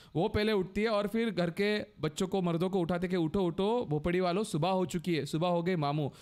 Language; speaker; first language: Hindi; non-native, local second language; Marathi